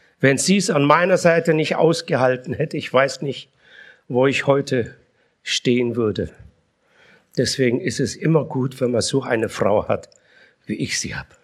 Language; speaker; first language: German; early bilingual, other home language; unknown